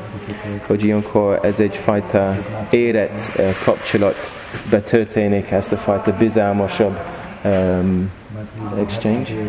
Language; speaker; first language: Hungarian; non-native, learner; English